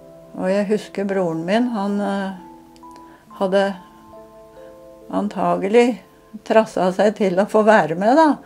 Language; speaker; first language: Norwegian; native; Norwegian